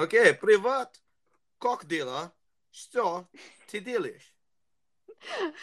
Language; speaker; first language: Russian; non-native, learner; English